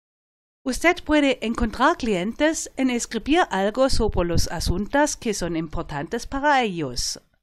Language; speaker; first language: Spanish; non-native, fluent; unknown